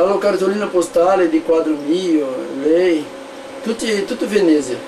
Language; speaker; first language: Italian; non-native, learner; Portuguese